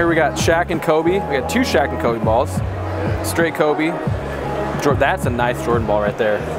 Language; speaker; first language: English; native; English